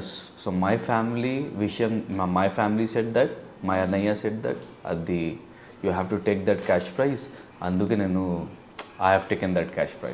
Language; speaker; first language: Telugu; non-native, learner; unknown